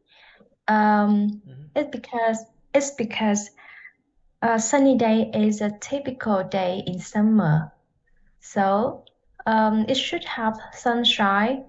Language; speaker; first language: English; non-native, learner; Vietnamese